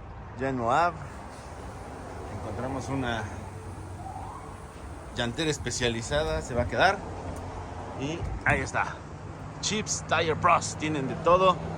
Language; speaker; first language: Spanish; native; Spanish